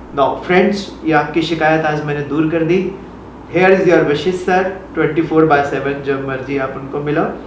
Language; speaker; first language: Hindi; non-native, local second language; Punjabi